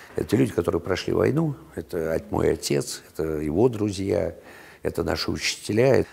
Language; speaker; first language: Russian; native; Russian